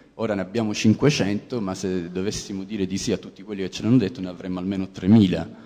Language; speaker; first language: Italian; native; Italian